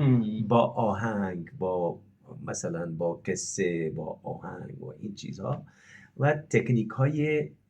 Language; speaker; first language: Persian; non-native, fluent; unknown